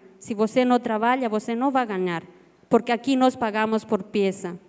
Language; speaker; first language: Portuguese; non-native, learner; Spanish